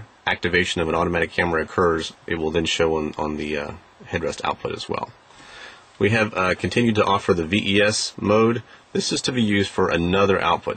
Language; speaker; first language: English; native; English